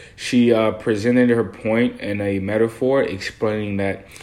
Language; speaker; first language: English; early bilingual, other home language; Haitian Creole